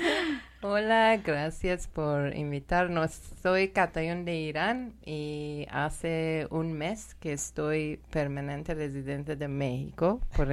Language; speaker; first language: Spanish; non-native, learner; Persian